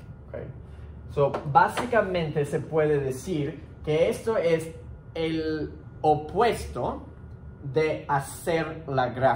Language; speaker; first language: Spanish; non-native, fluent; English